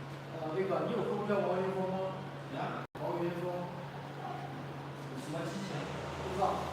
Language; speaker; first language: Chinese; native; Chinese